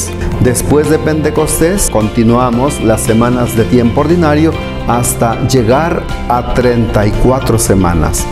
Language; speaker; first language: Spanish; native; Spanish